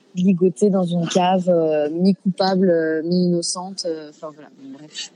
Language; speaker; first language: French; native; French